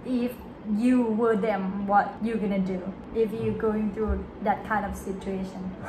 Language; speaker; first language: English; non-native, fluent; Thai